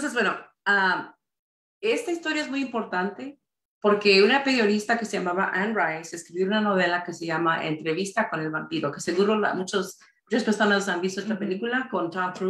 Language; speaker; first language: Spanish; early bilingual, heritage; Spanish